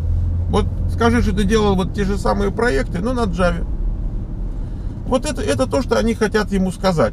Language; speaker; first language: Russian; native; Russian